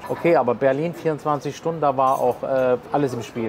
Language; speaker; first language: German; native; German